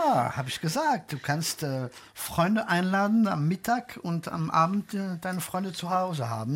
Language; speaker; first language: German; non-native, fluent; French